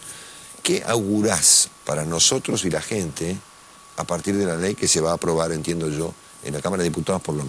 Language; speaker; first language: Spanish; native; Spanish